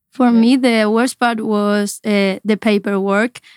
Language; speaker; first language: English; non-native, fluent; Spanish